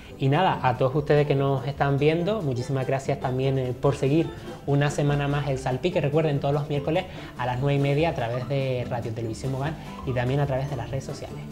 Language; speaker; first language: Spanish; native; Spanish